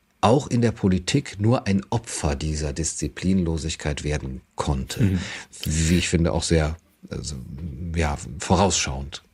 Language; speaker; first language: German; native; German